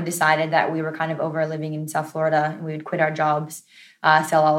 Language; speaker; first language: English; native; English